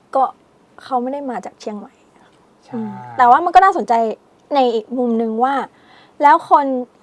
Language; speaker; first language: Thai; native; Thai